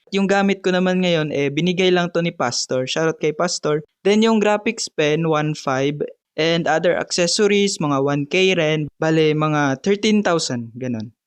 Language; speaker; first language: Filipino; non-native, local second language; Bikol